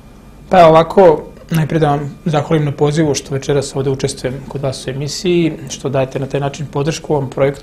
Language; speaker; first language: Serbian; native; Serbian